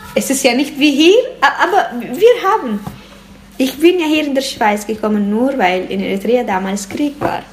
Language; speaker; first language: German; non-native, learner; Tigrinya